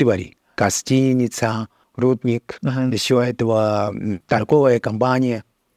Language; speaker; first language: Russian; non-native, learner; Chinese